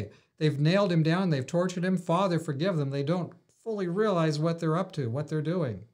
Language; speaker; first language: English; native; English